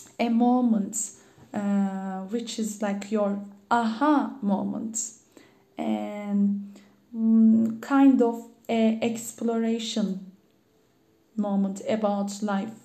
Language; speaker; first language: English; non-native, learner; Turkish